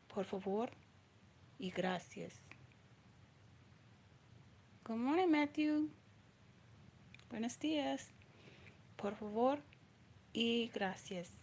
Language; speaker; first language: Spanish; non-native, learner; English